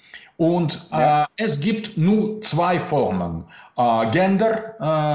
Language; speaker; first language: German; non-native, learner; Russian